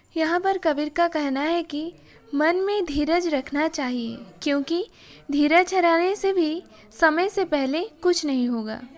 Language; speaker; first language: Hindi; non-native, local second language; Odia